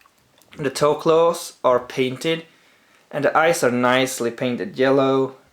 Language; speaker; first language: English; non-native, fluent; Swedish